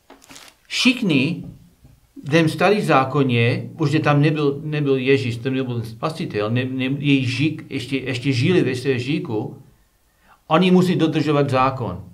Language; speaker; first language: Czech; non-native, learner; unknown